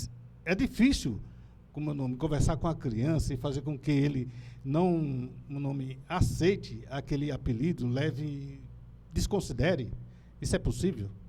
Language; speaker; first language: Portuguese; native; Portuguese